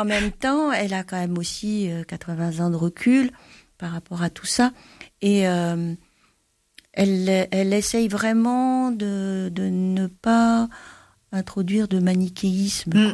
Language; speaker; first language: French; native; French